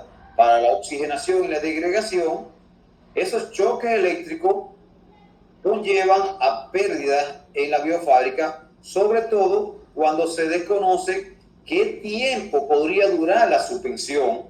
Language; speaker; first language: Spanish; native; Spanish